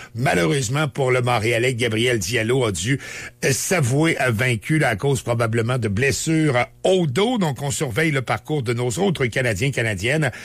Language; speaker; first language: French; native; French